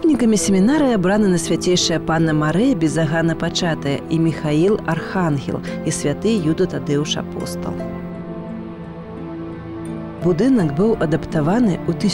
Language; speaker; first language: Belarusian; native; Belarusian